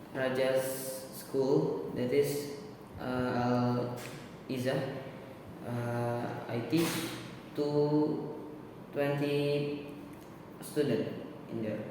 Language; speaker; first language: English; non-native, learner; Indonesian